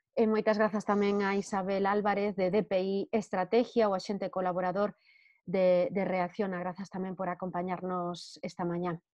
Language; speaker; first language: Spanish; non-native, local second language; Galician